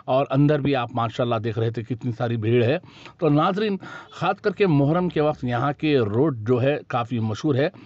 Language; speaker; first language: Hindi; non-native, local second language; Urdu